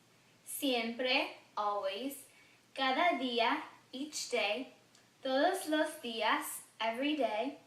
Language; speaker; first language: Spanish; non-native, learner; English